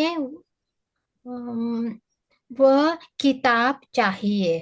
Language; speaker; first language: Hindi; non-native, learner; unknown